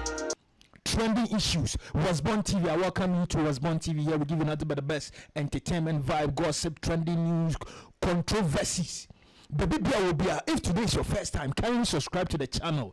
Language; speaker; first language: English; non-native, local second language; Akan